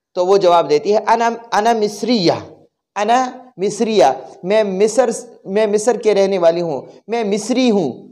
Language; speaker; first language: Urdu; non-native, local second language; Pashto